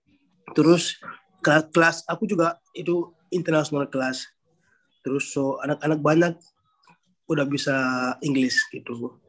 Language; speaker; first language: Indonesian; non-native, learner; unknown